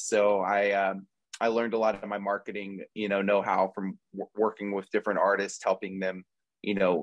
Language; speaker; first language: English; native; English